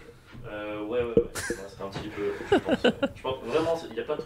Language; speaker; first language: French; native; French